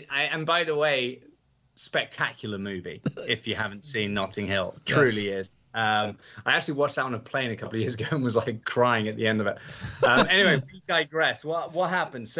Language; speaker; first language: English; native; English